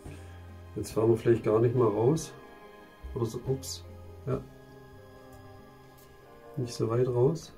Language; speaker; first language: German; native; German